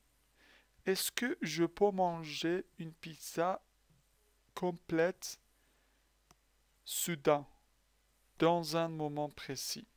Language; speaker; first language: French; non-native, fluent; Persian